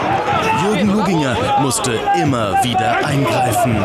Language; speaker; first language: German; native; German